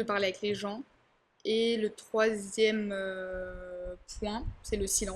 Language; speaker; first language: French; native; French